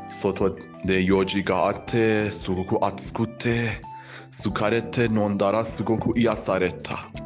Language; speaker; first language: Japanese; non-native, learner; Persian